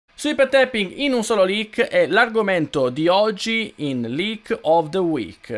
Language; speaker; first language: Italian; native; Italian